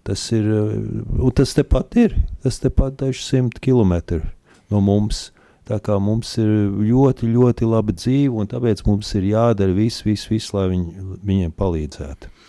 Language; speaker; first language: Latvian; early bilingual, heritage; Latvian